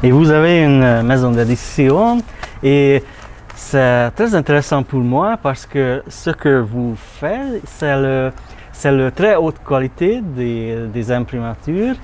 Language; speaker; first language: French; non-native, learner; Hungarian